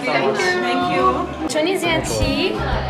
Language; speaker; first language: English; non-native, learner; Arabic